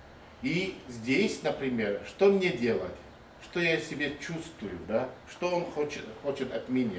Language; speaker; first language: Russian; non-native, fluent; Mongolian